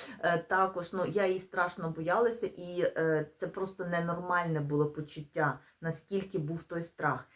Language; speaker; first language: Ukrainian; non-native, local second language; Russian